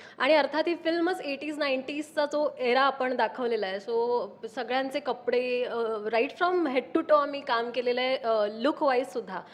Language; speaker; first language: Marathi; native; Marathi